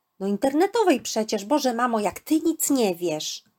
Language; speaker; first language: Polish; native; Polish